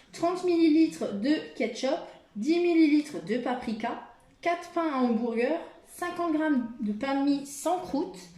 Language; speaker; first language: French; native; French